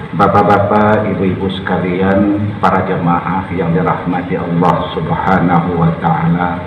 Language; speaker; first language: Malay; non-native, local second language; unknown